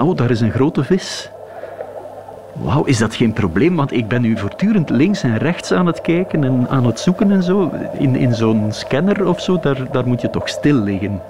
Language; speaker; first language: Dutch; native; Dutch